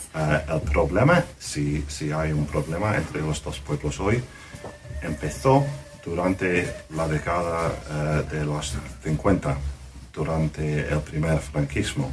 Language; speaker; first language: Spanish; non-native, fluent; English